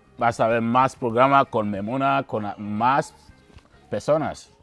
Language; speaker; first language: Spanish; non-native, learner; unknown